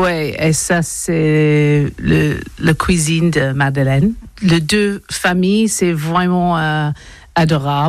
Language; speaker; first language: French; non-native, learner; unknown